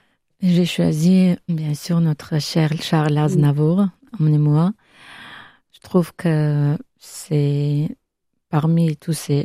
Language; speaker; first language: French; non-native, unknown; Armenian